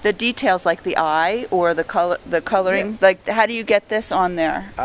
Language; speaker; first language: English; native; English